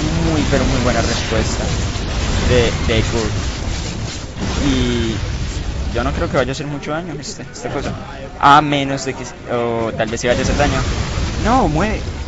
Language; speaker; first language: Spanish; native; Spanish